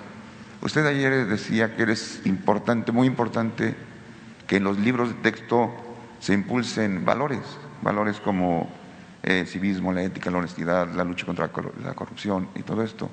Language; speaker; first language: Spanish; native; Spanish